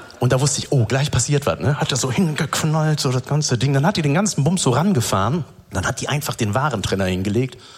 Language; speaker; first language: German; native; German